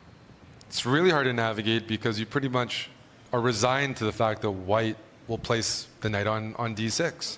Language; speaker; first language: English; native; English